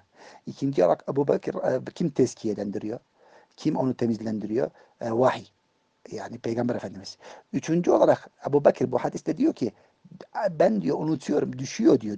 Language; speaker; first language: Turkish; native; Turkish